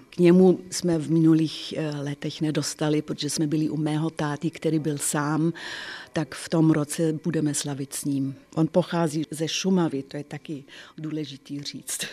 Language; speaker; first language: Czech; non-native, fluent; German